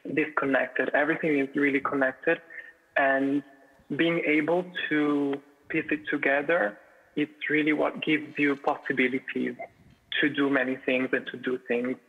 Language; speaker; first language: English; non-native, fluent; Italian